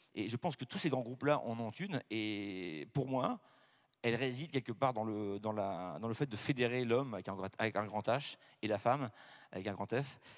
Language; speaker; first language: French; native; French